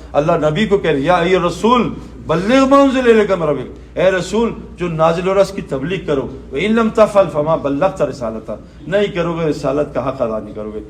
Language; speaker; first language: Urdu; native; Urdu